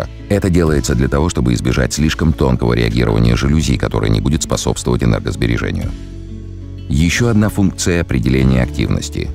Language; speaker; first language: Russian; native; Russian